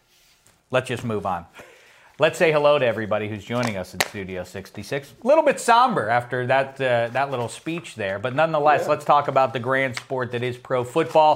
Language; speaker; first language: English; native; English